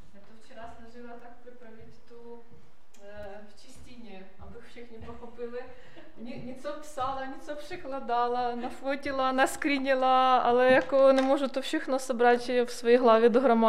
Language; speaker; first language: Czech; non-native, learner; Ukrainian